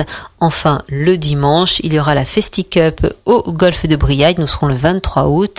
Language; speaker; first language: French; native; French